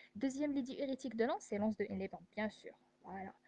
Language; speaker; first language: French; non-native, local second language; Arabic